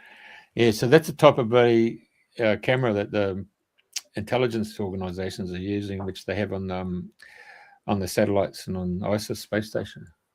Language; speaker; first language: English; native; English